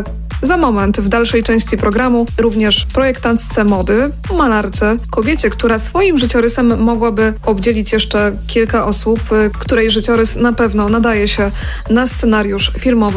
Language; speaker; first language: Polish; native; Polish